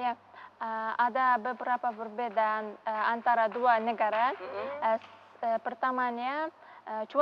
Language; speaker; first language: Indonesian; non-native, learner; Uzbek